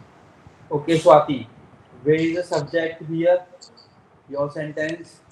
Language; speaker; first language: English; non-native, local second language; Hindi